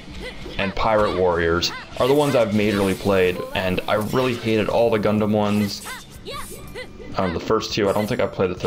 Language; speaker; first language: English; native; English